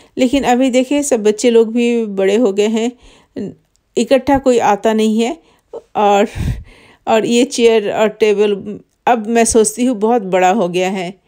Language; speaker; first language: Hindi; non-native, local second language; Bangla